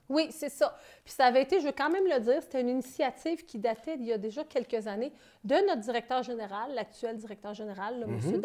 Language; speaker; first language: French; native; French